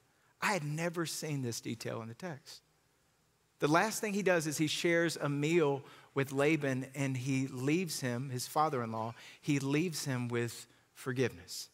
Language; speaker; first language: English; native; English